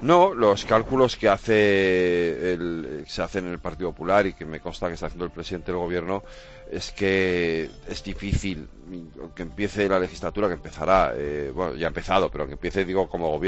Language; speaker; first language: Spanish; native; Spanish